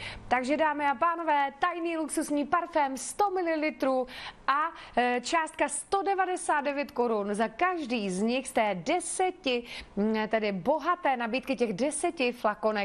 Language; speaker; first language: Czech; native; Czech